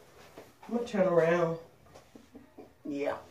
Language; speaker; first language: English; native; English